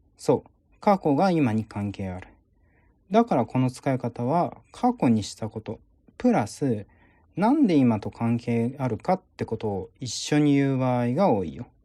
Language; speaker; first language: Japanese; native; Japanese